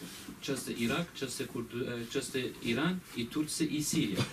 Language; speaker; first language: Russian; non-native, learner; Kurdish